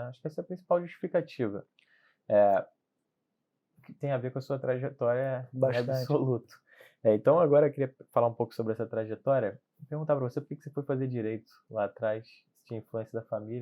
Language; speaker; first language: Portuguese; native; Portuguese